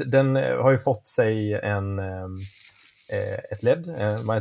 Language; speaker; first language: Swedish; native; Swedish